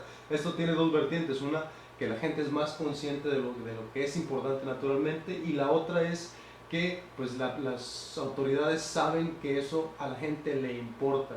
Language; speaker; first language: Spanish; native; Spanish